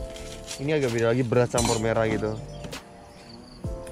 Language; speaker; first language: Indonesian; native; Indonesian